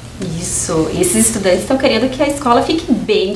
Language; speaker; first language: Portuguese; native; Portuguese